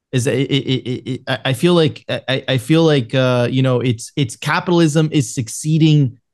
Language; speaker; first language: English; non-native, fluent; Spanish